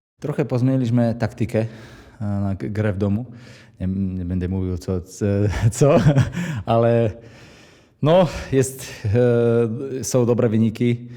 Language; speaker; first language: Polish; non-native, fluent; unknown